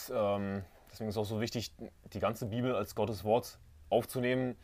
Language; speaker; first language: German; native; German